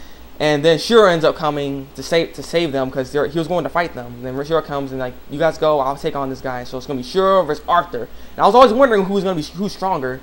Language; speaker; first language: English; native; English